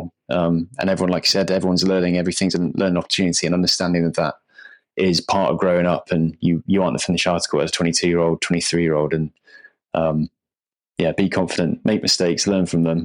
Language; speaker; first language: English; native; English